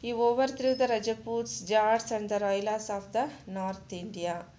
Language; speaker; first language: English; non-native, local second language; Kannada